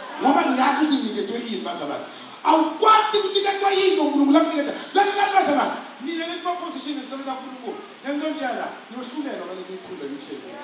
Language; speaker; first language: Zulu; non-native, local second language; Swati